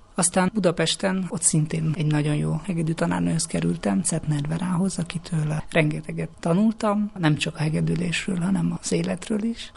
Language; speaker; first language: Hungarian; native; Hungarian